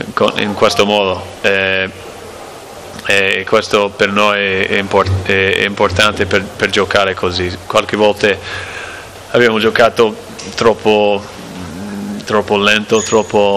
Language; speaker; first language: Italian; non-native, learner; English